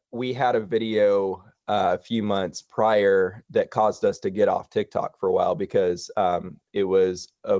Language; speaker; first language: English; native; English